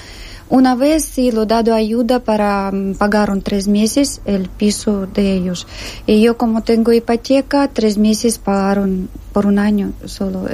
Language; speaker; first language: Spanish; non-native, learner; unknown